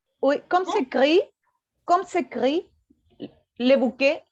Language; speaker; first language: French; non-native, learner; Spanish